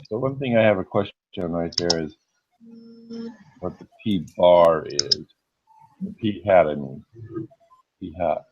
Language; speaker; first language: English; native; English